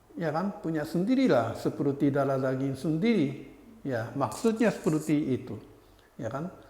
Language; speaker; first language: Indonesian; non-native, fluent; Japanese